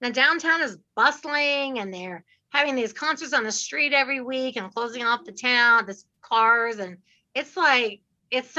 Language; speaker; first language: English; native; English